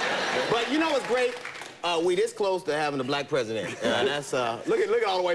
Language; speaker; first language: English; native; English